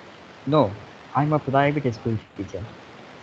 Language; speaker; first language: English; non-native, fluent; Hindi